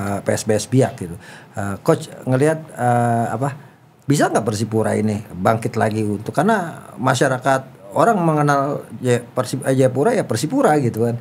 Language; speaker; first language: Indonesian; native; Indonesian